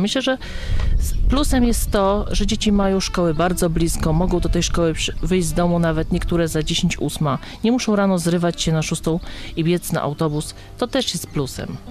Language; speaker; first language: Polish; native; Polish